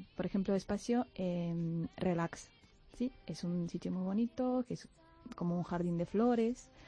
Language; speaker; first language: Spanish; non-native, fluent; Russian